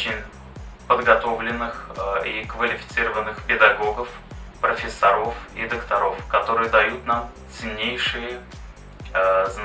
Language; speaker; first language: Russian; non-native, fluent; Turkmen